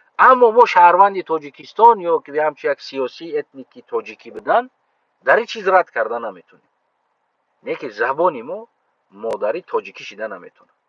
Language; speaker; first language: Tajik; non-native, local second language; Uzbek